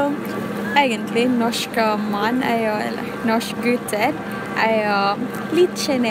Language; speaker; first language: Norwegian; non-native, fluent; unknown